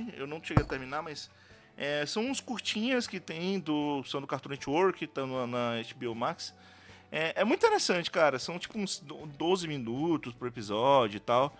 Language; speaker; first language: Portuguese; native; Portuguese